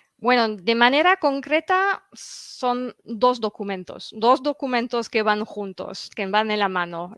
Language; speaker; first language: Spanish; non-native, fluent; French